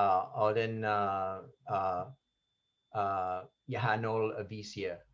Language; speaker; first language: Danish; non-native, fluent; English